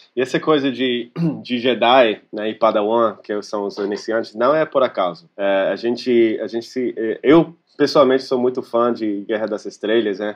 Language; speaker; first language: Portuguese; non-native, fluent; English